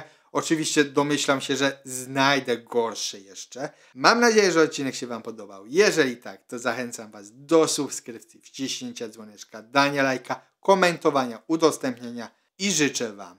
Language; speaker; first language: Polish; non-native, fluent; Italian